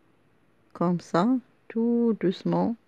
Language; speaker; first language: French; non-native, local second language; Arabic